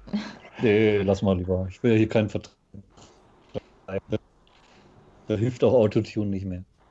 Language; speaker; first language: German; native; German